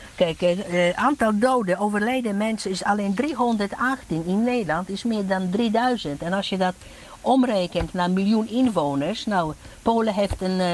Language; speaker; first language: Dutch; non-native, fluent; Polish